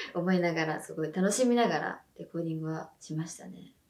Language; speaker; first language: Japanese; native; Japanese